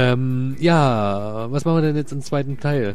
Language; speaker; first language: German; native; German